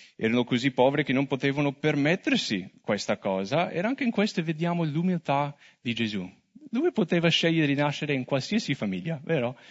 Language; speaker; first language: Italian; non-native, fluent; English